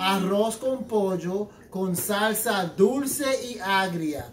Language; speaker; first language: Spanish; non-native, learner; English